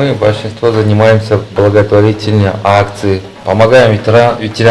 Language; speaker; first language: Russian; non-native, learner; Uzbek